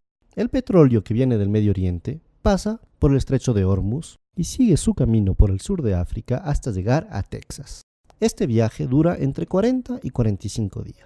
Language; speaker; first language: Spanish; native; Spanish